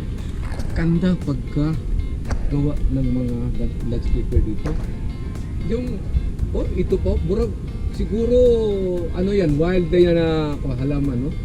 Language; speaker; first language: Filipino; non-native, local second language; Cebuano